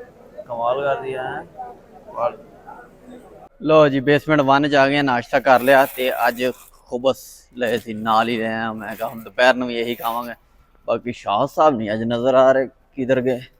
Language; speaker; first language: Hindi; non-native, local second language; Punjabi